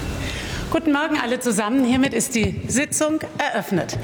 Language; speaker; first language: German; native; German